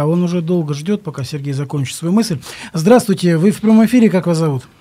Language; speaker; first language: Russian; native; Russian